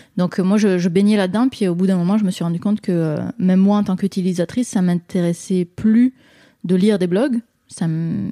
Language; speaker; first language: French; native; French